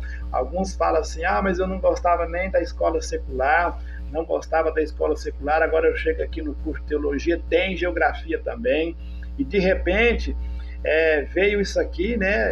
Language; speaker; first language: Portuguese; native; Portuguese